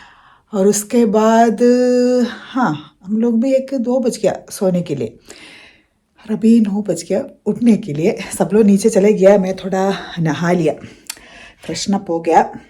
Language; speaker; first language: Hindi; non-native, local second language; Malayalam